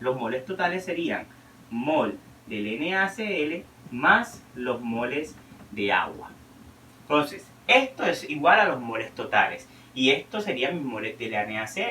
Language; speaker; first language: Spanish; native; Spanish